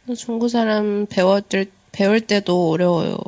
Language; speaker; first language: Korean; non-native, learner; Chinese